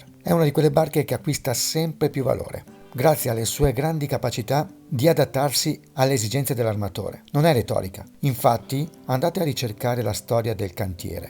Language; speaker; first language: Italian; native; Italian